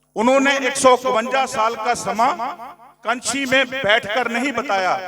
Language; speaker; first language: Hindi; non-native, local second language; Punjabi